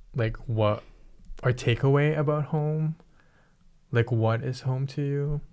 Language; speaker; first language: English; early bilingual, other home language; Filipino